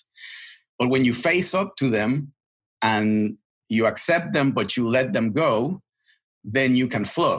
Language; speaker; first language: English; non-native, fluent; Spanish